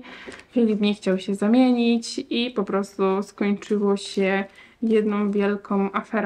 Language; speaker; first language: Polish; native; Polish